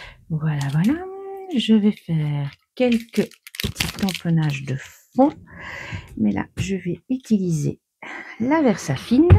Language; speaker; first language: French; native; French